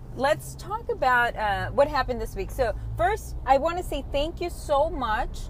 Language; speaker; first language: English; early bilingual, other home language; Spanish